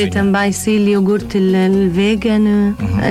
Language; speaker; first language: Portuguese; non-native, learner; Arabic